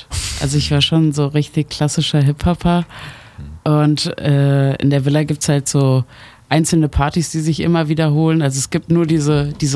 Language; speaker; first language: German; native; German